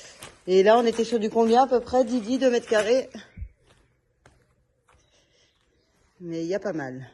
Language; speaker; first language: French; native; French